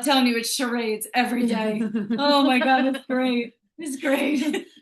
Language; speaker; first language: English; native; English